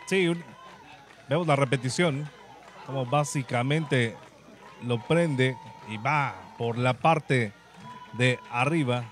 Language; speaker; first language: Spanish; native; Spanish